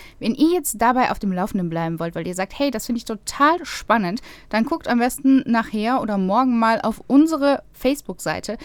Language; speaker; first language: German; native; German